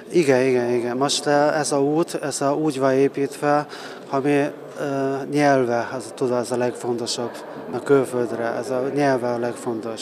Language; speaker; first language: Hungarian; non-native, learner; Chinese